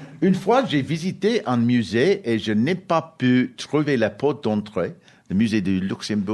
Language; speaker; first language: French; non-native, learner; English